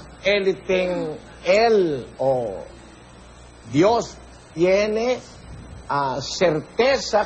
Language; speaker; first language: Spanish; non-native, learner; Filipino